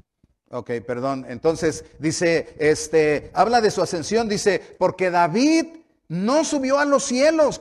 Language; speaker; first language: Spanish; native; Spanish